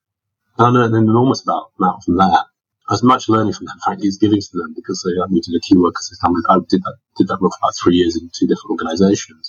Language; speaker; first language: English; native; English